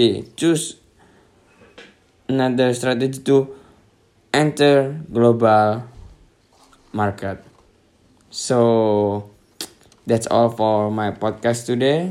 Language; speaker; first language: English; non-native, learner; Indonesian